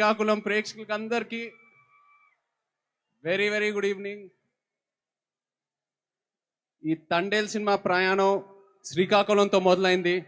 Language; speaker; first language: Telugu; native; Telugu